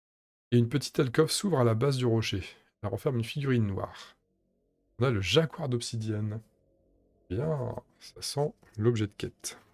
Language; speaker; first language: French; native; French